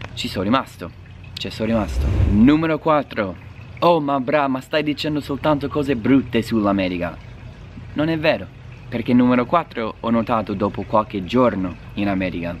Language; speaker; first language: Italian; non-native, fluent; English